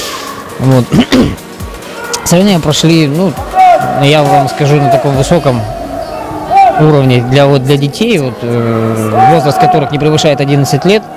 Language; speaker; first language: Russian; native; Russian